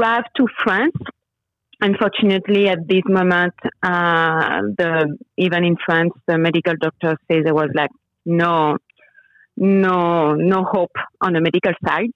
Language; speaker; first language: English; non-native, fluent; French